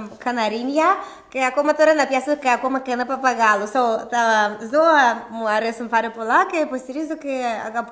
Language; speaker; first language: Greek; non-native, learner; Russian